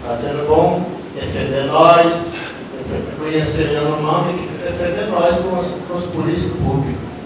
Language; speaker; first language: Portuguese; non-native, local second language; Yanomámi